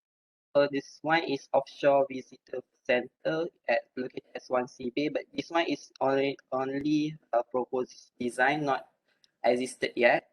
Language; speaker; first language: English; non-native, local second language; Malay